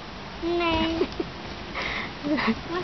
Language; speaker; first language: Dutch; early bilingual, other home language; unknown